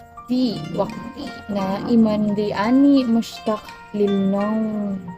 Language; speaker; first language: Arabic; non-native, learner; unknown